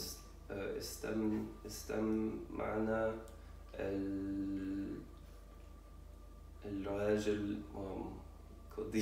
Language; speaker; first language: Arabic; non-native, learner; English